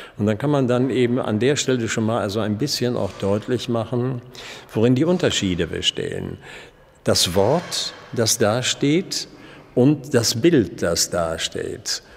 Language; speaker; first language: German; native; German